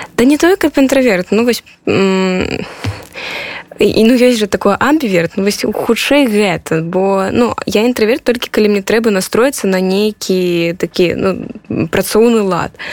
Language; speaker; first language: Belarusian; non-native, local second language; Russian